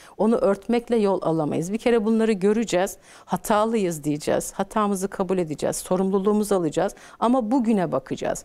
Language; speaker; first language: Turkish; native; Turkish